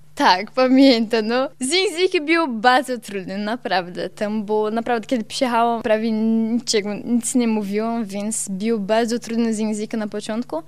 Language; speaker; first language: Polish; non-native, learner; Portuguese